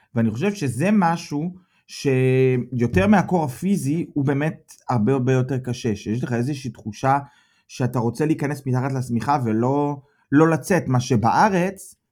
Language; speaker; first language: Hebrew; native; Hebrew